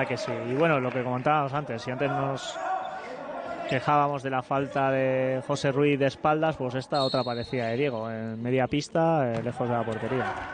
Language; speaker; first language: Spanish; native; Spanish